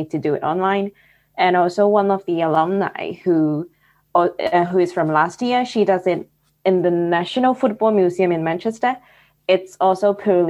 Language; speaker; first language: English; non-native, local second language; Cantonese